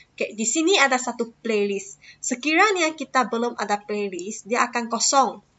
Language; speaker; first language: Malay; non-native, local second language; Chinese